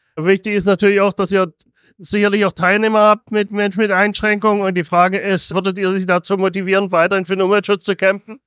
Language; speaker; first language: German; native; German